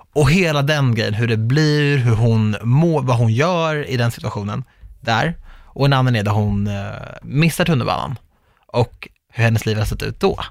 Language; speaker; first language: Swedish; native; Swedish